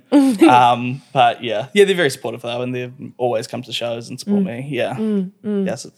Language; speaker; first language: English; native; English